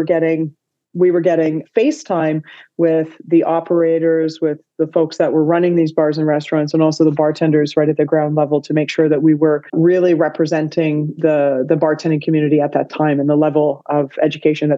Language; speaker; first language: English; native; English